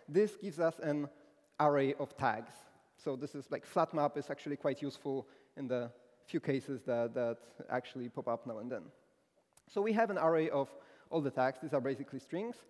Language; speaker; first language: English; non-native, fluent; Polish